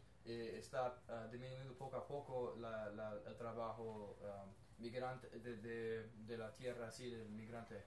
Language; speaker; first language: Spanish; non-native, learner; English